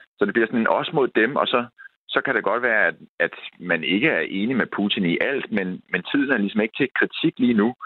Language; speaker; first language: Danish; native; Danish